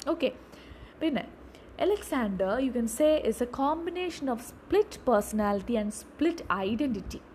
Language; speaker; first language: English; non-native, local second language; Malayalam